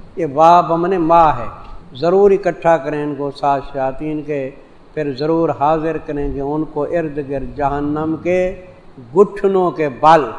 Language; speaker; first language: Urdu; non-native, local second language; Saraiki